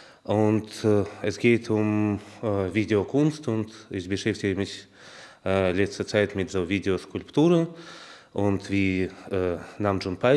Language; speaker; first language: German; non-native, fluent; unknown